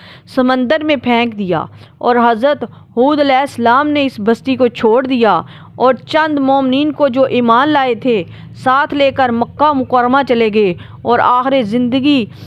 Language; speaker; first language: Urdu; native; Urdu